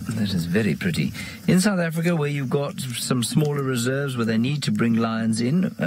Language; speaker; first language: English; native; English